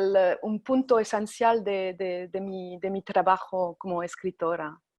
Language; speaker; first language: Spanish; non-native, fluent; French